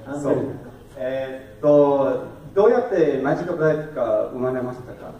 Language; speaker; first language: Japanese; non-native, learner; English